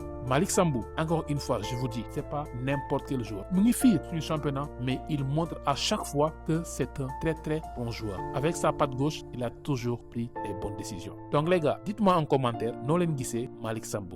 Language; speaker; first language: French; non-native, local second language; Wolof